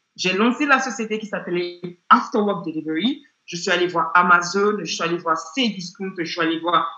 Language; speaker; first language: French; non-native, fluent; Yoruba